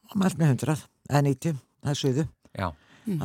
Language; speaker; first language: Icelandic; native; Icelandic